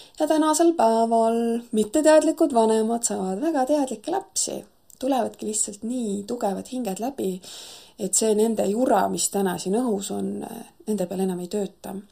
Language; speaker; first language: Estonian; native; Estonian